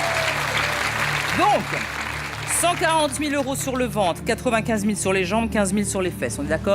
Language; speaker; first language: French; native; French